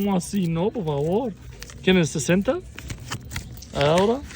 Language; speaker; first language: Spanish; non-native, learner; Albanian